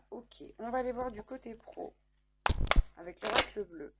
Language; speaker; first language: French; native; French